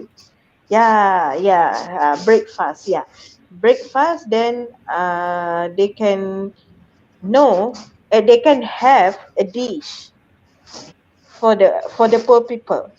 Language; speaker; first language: English; non-native, fluent; Malay